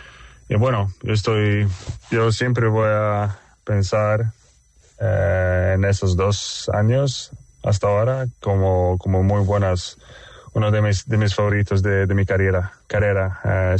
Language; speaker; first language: Spanish; non-native, fluent; Swedish